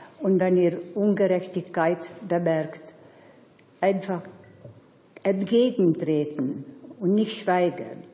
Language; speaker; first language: German; non-native, fluent; Hungarian